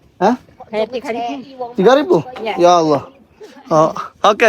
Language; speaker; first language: Indonesian; non-native, learner; Malayalam